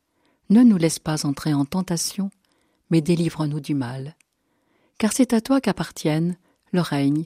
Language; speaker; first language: French; native; French